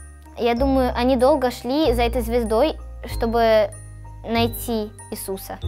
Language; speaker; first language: Russian; early bilingual, heritage; Russian